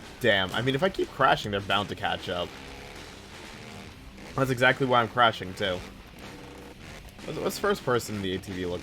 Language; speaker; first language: English; native; English